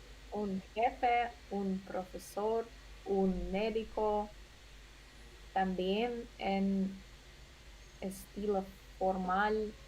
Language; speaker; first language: Spanish; non-native, learner; Russian